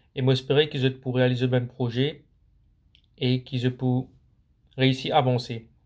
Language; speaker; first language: French; non-native, local second language; Morisyen